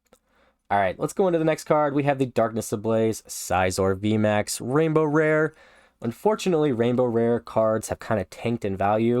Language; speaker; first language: English; native; English